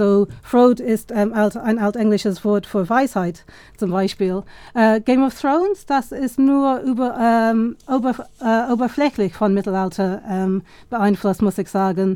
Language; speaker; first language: German; non-native, fluent; English